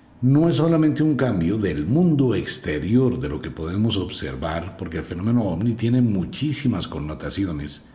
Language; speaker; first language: Spanish; native; Spanish